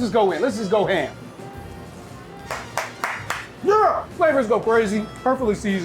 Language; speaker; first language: English; native; English